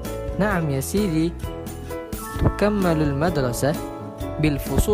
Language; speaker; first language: Arabic; non-native, learner; Indonesian